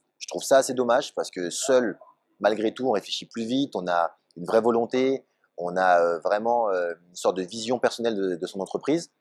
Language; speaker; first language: French; native; French